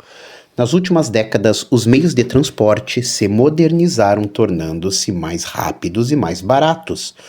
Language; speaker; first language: Portuguese; native; Portuguese